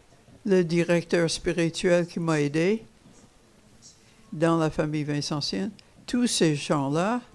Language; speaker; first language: French; non-native, fluent; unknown